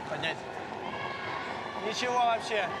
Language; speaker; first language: Russian; native; Russian